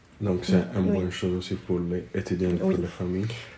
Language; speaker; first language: French; non-native, fluent; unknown